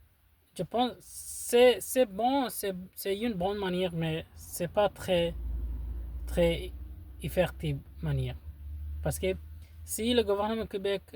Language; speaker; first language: French; non-native, learner; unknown